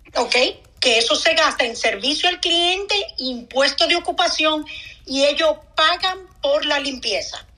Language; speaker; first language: Spanish; native; Spanish